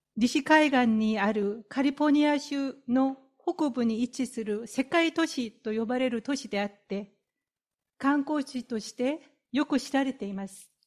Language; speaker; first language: Japanese; non-native, fluent; Korean